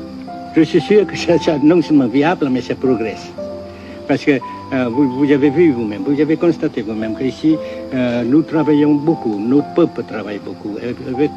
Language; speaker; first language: French; non-native, local second language; Vietnamese